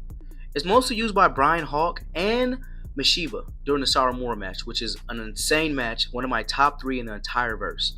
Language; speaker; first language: English; native; English